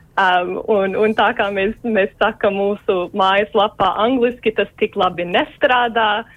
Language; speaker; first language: Latvian; early bilingual, heritage; Latvian